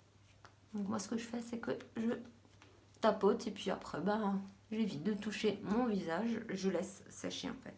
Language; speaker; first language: French; native; French